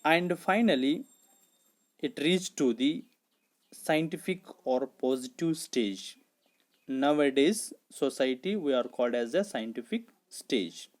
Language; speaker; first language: English; non-native, local second language; Kannada